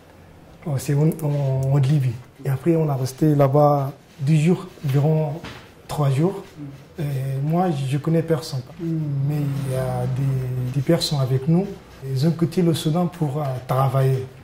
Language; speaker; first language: French; non-native, learner; Arabic